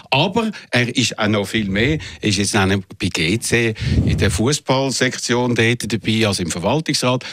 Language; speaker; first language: German; native; German